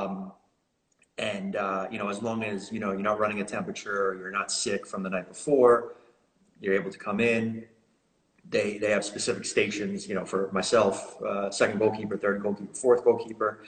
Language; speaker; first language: English; native; English